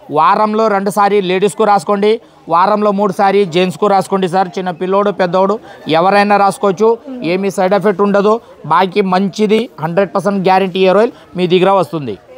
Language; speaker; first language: Telugu; non-native, learner; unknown